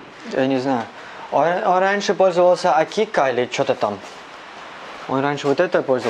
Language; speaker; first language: Russian; non-native, learner; Cantonese